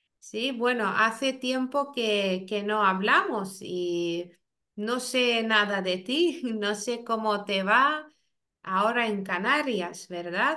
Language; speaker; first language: Spanish; non-native, fluent; Lithuanian